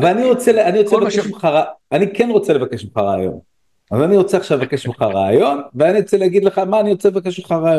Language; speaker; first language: Hebrew; native; Hebrew